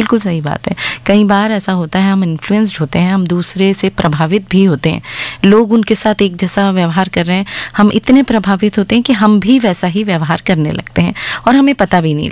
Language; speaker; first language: Hindi; native; Hindi